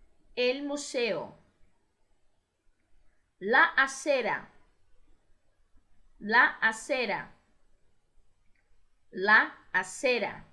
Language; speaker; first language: Spanish; non-native, fluent; Portuguese